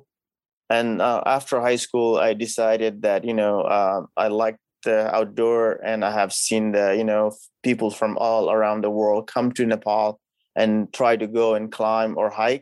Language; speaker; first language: English; non-native, local second language; Nepali